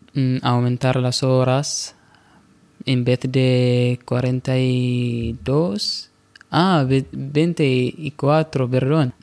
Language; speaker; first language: Spanish; non-native, fluent; Arabic